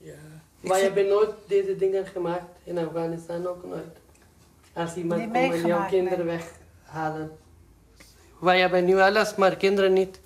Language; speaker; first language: Dutch; non-native, learner; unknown